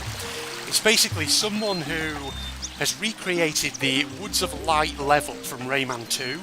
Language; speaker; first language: English; native; English